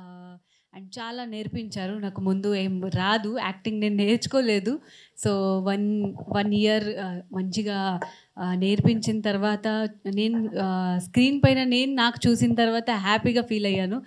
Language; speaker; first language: Telugu; non-native, fluent; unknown